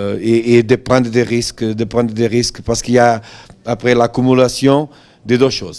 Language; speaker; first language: French; non-native, fluent; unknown